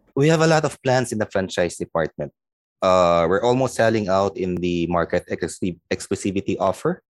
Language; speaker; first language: English; non-native, local second language; Filipino